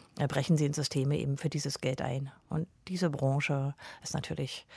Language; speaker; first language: German; native; German